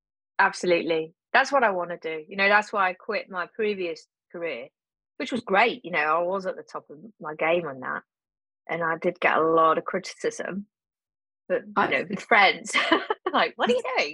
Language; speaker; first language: English; native; English